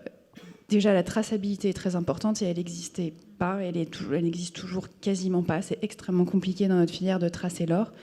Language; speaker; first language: French; native; French